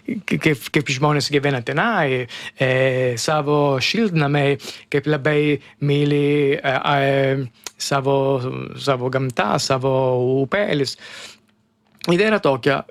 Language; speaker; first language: Lithuanian; non-native, learner; Italian